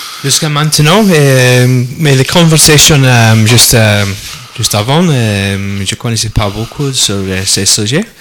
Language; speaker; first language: French; non-native, learner; English